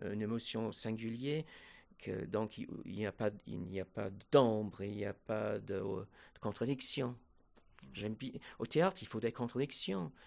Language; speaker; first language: French; non-native, fluent; English